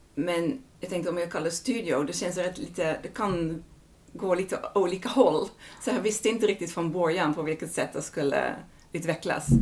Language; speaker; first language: Swedish; non-native, fluent; Dutch